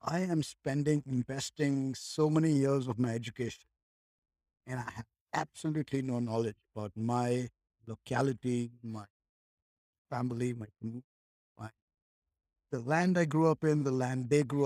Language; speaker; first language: English; native; English